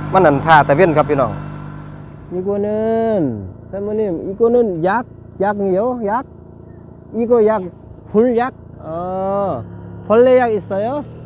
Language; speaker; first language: Thai; non-native, local second language; Northeastern Thai